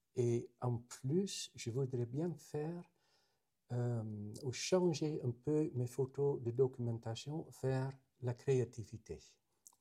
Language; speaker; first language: French; non-native, fluent; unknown